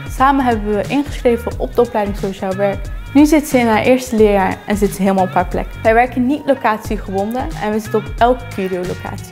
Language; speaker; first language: Dutch; native; Dutch